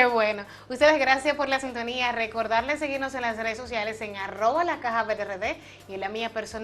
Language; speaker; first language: Spanish; native; Spanish